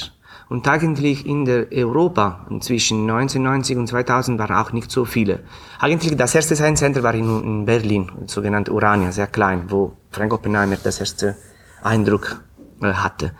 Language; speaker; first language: German; non-native, fluent; Italian